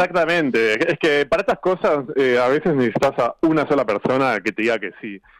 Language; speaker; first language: Spanish; native; Spanish